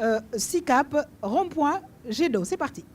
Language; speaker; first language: French; non-native, local second language; Wolof